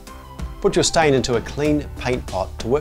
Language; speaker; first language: English; native; English